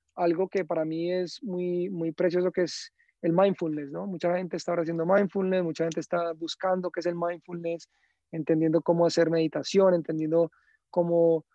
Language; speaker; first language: Spanish; native; Spanish